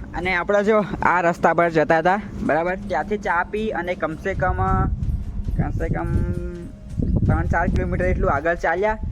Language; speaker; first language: Gujarati; native; Gujarati